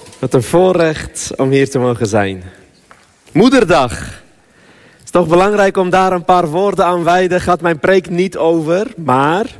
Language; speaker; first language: Dutch; early bilingual, other home language; Armenian